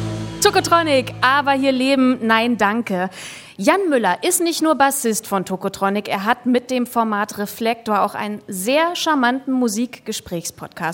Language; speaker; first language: German; native; German